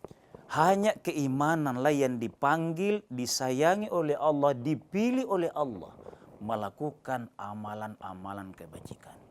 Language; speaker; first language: Indonesian; native; Indonesian